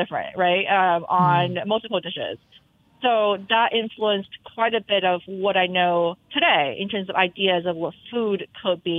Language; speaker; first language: English; non-native, fluent; Chinese